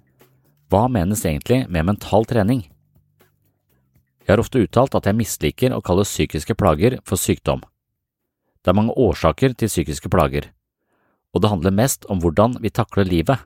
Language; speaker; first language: Norwegian; native; Norwegian